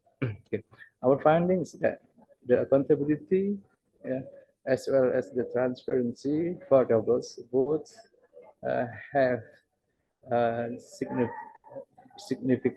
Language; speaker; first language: English; non-native, fluent; Banjar